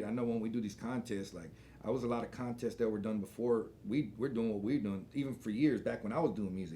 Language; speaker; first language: English; native; English